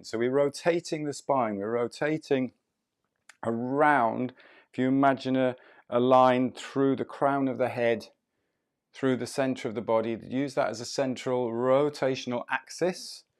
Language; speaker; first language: English; native; English